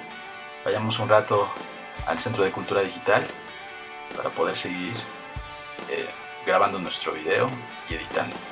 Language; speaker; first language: Spanish; native; Spanish